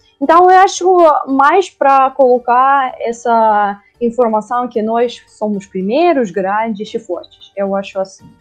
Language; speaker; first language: Portuguese; non-native, learner; Russian